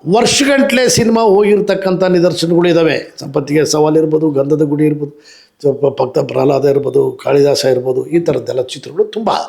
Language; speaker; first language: Kannada; native; Kannada